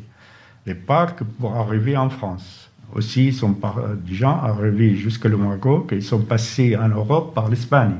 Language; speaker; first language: French; non-native, fluent; Arabic